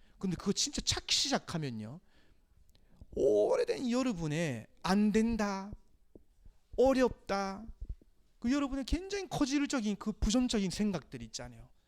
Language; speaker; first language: Korean; non-native, fluent; Japanese